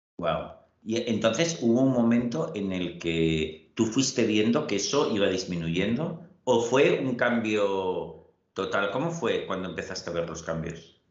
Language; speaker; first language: Spanish; native; Spanish